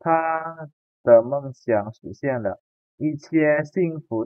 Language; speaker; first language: Chinese; non-native, fluent; Indonesian